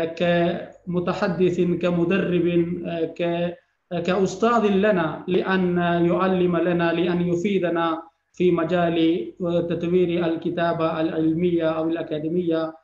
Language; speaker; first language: Arabic; non-native, fluent; Malayalam